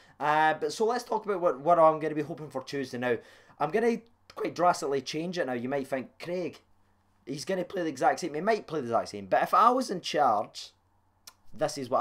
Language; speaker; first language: English; native; English